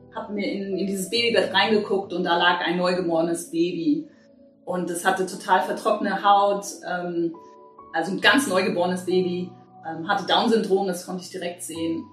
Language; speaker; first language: German; native; German